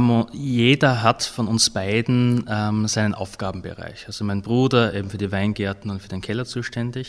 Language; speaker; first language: German; native; German